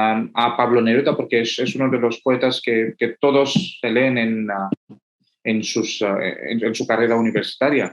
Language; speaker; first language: Spanish; non-native, fluent; Hindi